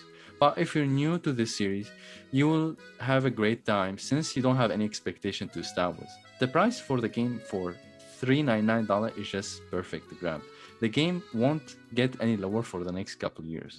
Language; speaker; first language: English; non-native, fluent; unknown